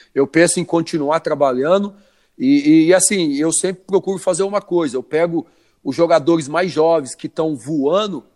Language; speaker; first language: Portuguese; native; Portuguese